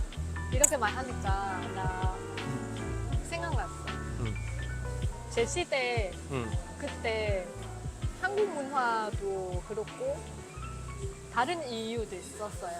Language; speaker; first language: Korean; non-native, fluent; Vietnamese